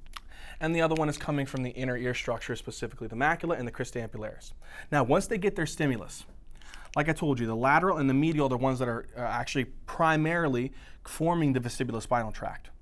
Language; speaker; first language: English; native; English